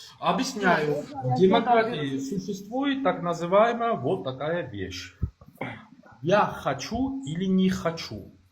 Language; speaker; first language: Russian; non-native, local second language; Georgian